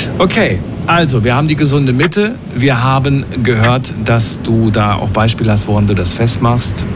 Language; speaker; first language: German; native; German